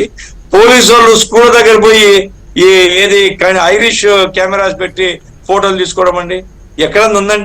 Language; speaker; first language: Telugu; native; Telugu